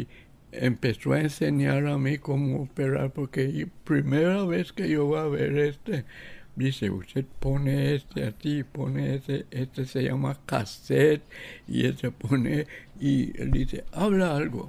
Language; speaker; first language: Spanish; non-native, local second language; English